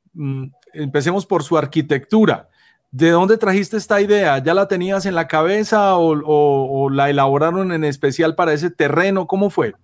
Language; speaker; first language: Spanish; native; Spanish